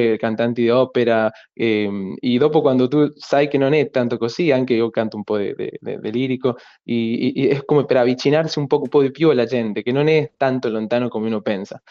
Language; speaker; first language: Italian; non-native, learner; Spanish